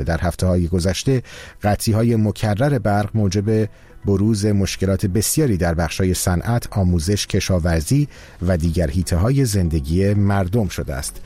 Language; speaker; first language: Persian; native; Persian